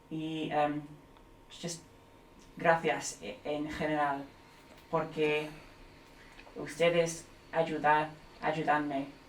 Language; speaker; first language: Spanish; non-native, learner; English